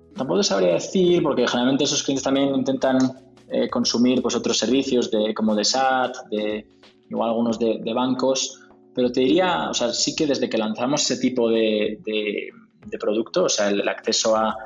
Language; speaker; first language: Spanish; native; Spanish